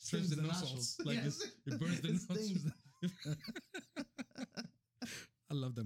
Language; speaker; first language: English; non-native, fluent; Spanish